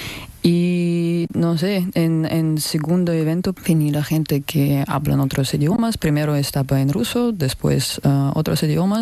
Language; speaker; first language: Spanish; non-native, learner; Russian